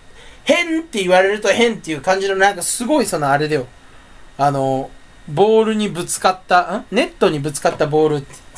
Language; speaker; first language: Japanese; native; Japanese